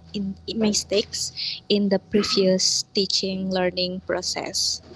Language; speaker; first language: English; non-native, learner; Indonesian